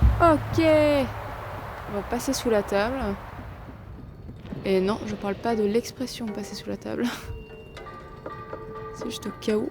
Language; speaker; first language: French; native; French